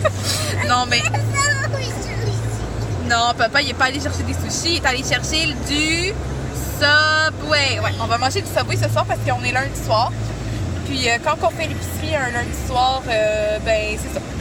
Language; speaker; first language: French; native; French